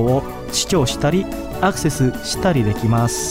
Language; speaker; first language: Japanese; non-native, fluent; Indonesian